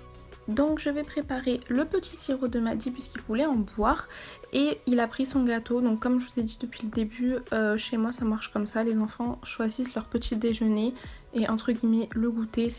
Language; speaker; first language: French; native; French